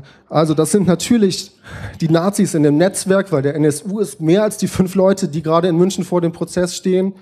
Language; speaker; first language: German; native; German